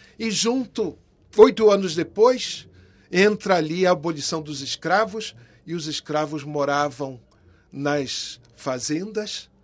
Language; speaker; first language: Portuguese; native; Portuguese